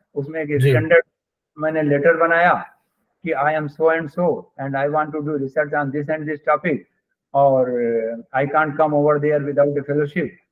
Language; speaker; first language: Hindi; native; Hindi